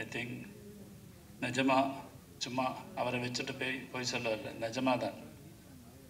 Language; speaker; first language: Tamil; non-native, learner; Malayalam